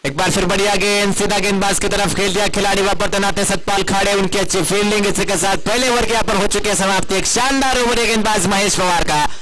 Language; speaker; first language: Hindi; non-native, local second language; Marathi